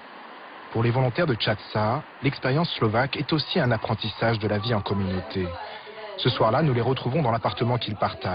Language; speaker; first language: French; native; French